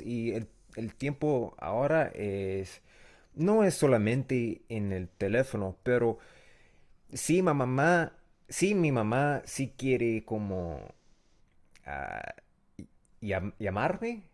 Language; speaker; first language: Spanish; non-native, learner; English